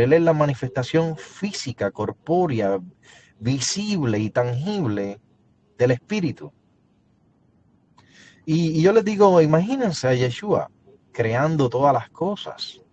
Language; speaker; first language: Spanish; native; Spanish